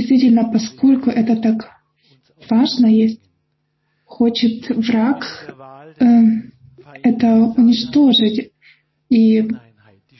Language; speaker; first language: Russian; non-native, fluent; German